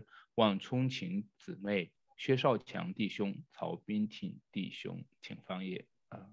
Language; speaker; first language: Chinese; native; Chinese